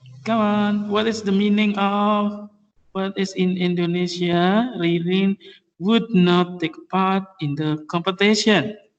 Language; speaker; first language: English; non-native, fluent; Indonesian